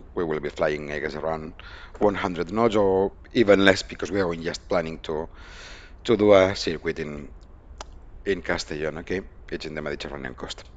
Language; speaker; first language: English; non-native, fluent; Spanish